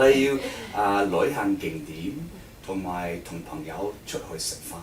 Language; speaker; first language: Cantonese; non-native, fluent; English